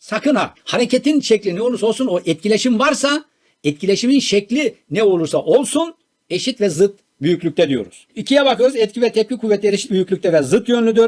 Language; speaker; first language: Turkish; native; Turkish